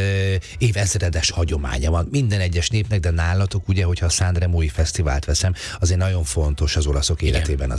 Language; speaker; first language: Hungarian; native; Hungarian